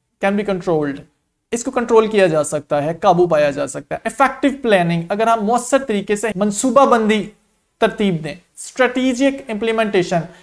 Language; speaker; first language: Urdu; non-native, local second language; Punjabi